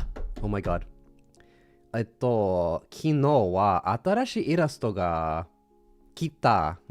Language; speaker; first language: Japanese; non-native, learner; English